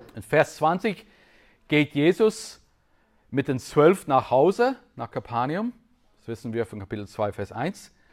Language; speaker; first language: German; non-native, fluent; English